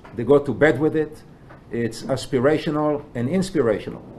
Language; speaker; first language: English; non-native, fluent; Hebrew